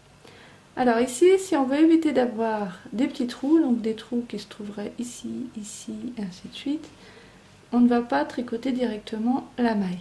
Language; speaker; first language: French; native; French